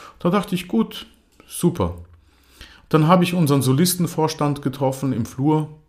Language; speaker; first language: German; non-native, fluent; Croatian